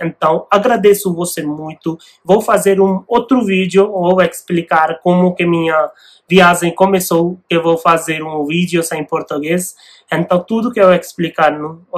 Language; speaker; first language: Portuguese; non-native, learner; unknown